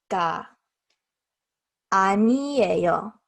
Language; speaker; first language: Korean; non-native, learner; English